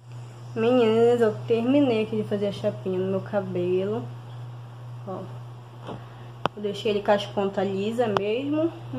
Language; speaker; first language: Portuguese; native; Portuguese